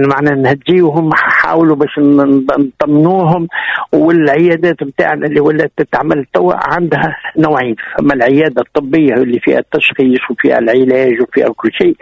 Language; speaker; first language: Arabic; native; Arabic